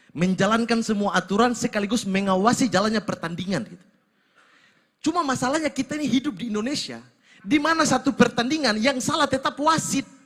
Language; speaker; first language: Indonesian; native; Indonesian